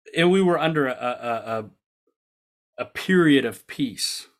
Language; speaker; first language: English; native; English